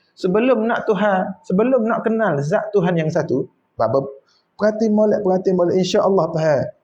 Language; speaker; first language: Malay; native; Malay